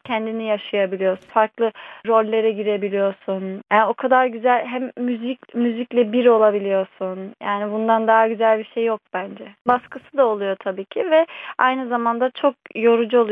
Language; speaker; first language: Turkish; early bilingual, heritage; Turkish